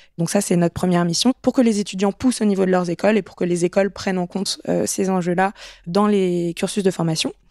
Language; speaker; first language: French; native; French